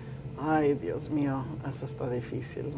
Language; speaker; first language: Spanish; early bilingual, heritage; Spanish